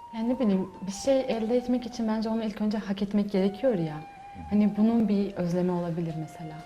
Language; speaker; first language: Turkish; non-native, learner; Kazakh